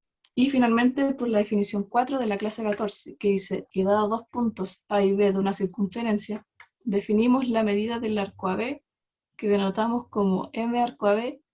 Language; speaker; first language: Spanish; native; Spanish